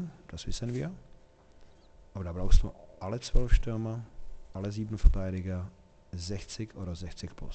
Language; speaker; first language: German; non-native, fluent; Czech